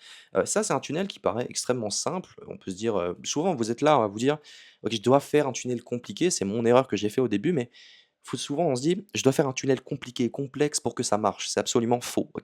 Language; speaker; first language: French; native; French